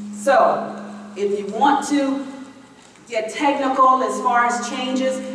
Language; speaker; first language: English; native; English